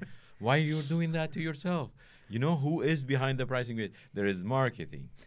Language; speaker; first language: English; non-native, fluent; Arabic